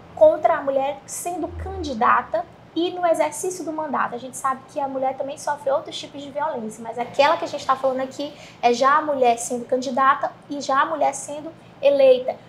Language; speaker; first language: Portuguese; native; Portuguese